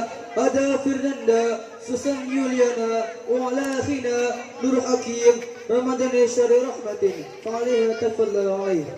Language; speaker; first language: Arabic; non-native, learner; Indonesian